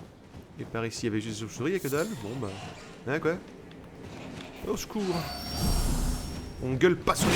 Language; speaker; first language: French; native; French